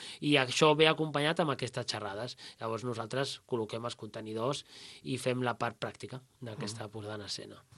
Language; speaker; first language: Catalan; native; Catalan